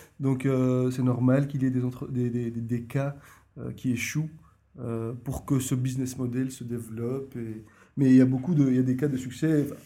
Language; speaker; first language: French; non-native, local second language; Arabic